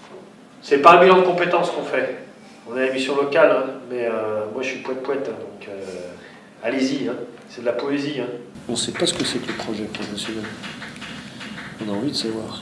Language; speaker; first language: French; native; French